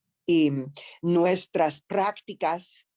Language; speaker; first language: Spanish; non-native, fluent; English